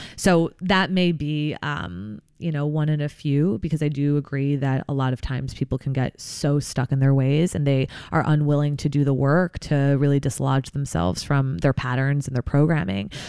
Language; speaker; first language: English; native; English